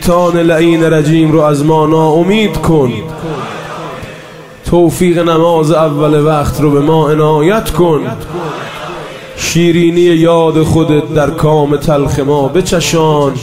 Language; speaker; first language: Persian; native; Persian